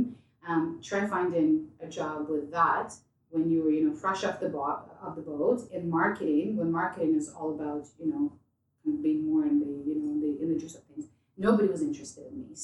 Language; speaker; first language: English; non-native, fluent; Ukrainian